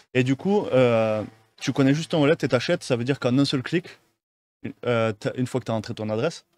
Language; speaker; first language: French; native; French